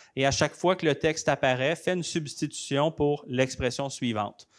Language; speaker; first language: French; native; French